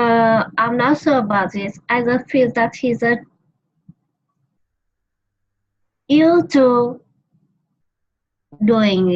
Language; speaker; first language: English; non-native, learner; Vietnamese